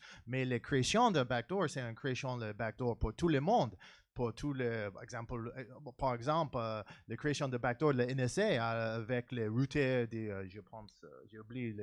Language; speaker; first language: French; non-native, learner; English